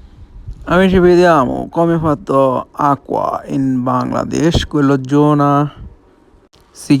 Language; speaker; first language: Italian; non-native, local second language; Bangla